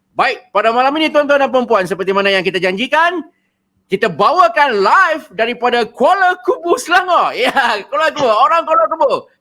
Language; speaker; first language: Malay; native; Malay